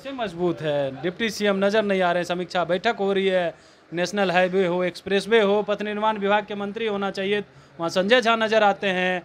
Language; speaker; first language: Hindi; native; Hindi